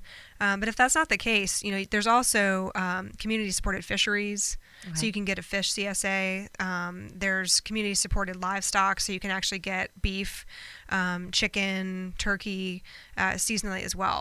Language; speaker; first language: English; native; English